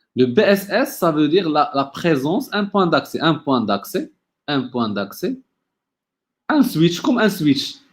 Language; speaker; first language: French; non-native, local second language; Arabic